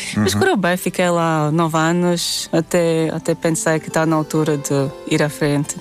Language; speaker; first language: Portuguese; non-native, fluent; Latvian